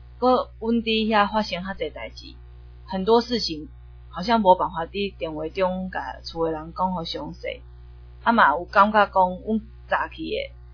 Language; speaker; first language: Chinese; native; Chinese